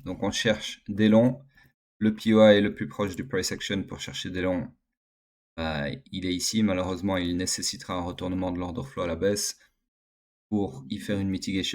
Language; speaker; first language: French; native; French